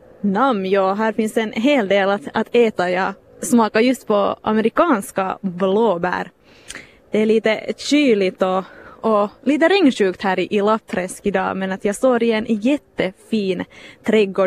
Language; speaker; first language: Swedish; native; Swedish